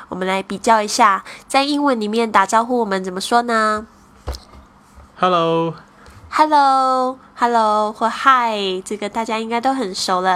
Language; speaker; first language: Chinese; native; Chinese